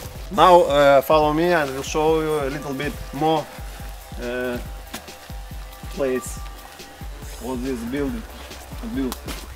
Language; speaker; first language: English; non-native, learner; Russian